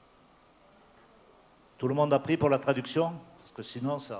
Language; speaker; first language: French; native; French